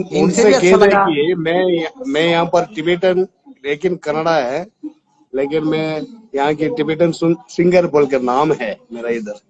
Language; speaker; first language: Hindi; non-native, local second language; Tibetan